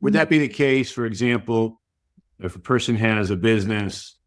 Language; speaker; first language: English; native; English